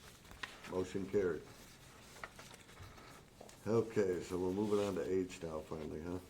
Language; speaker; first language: English; native; English